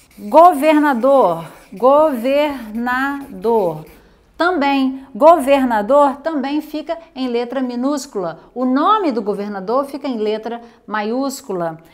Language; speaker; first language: Portuguese; native; Portuguese